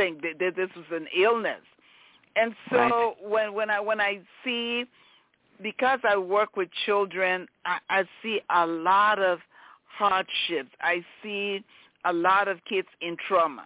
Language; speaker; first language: English; native; English